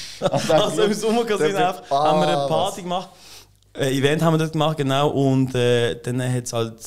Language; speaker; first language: German; native; German